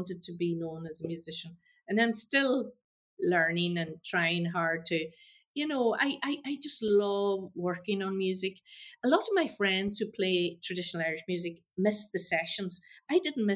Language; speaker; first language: English; native; English